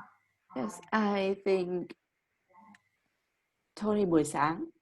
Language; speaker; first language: English; non-native, learner; Vietnamese